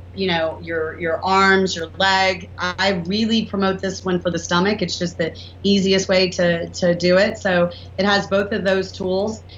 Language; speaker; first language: English; native; English